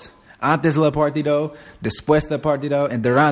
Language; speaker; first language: Spanish; non-native, learner; English